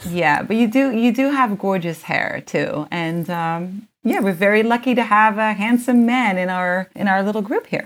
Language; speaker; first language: English; early bilingual, other home language; Japanese